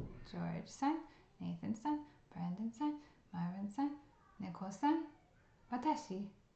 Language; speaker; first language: Japanese; non-native, learner; English